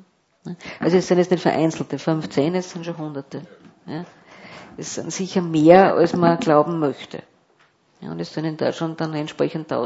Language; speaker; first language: German; native; German